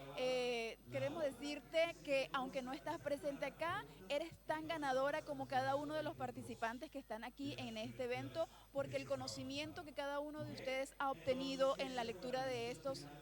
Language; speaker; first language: Spanish; native; Spanish